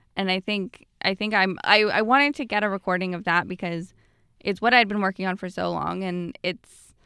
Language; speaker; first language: English; native; English